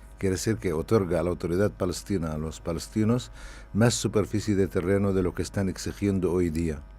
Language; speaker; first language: Spanish; non-native, fluent; Arabic